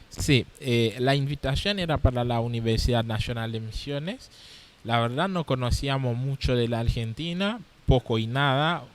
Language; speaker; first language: Spanish; non-native, fluent; Haitian Creole